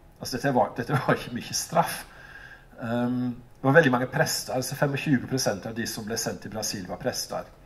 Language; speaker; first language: Norwegian; non-native, fluent; English